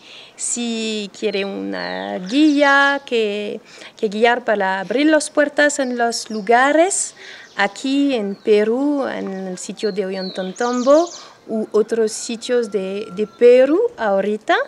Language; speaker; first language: Spanish; non-native, learner; French